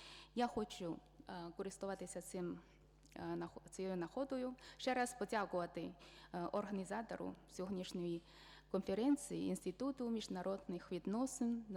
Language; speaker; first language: Ukrainian; non-native, fluent; Chinese